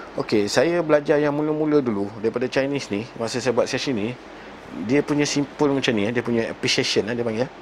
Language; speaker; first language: Malay; native; Malay